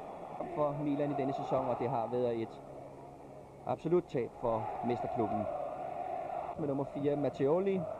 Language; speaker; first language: Danish; native; Danish